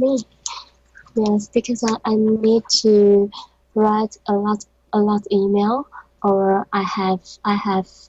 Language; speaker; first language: English; non-native, learner; Chinese